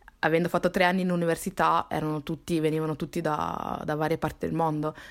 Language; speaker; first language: Italian; early bilingual, other home language; Somali